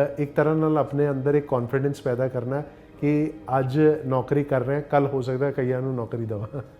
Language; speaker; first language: Punjabi; native; Punjabi